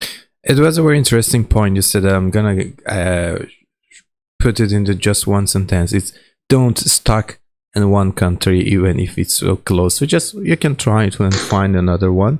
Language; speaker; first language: English; non-native, learner; Persian